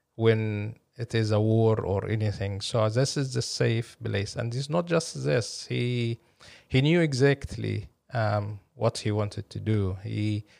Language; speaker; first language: English; non-native, fluent; Arabic